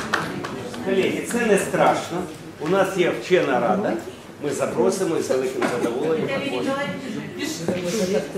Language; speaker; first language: Ukrainian; native; Ukrainian